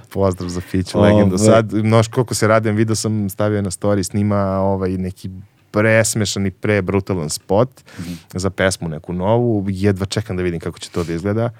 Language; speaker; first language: Serbian; native; Serbian